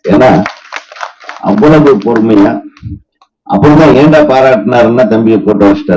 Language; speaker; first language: Tamil; native; Tamil